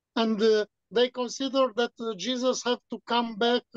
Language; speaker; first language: English; non-native, fluent; Romanian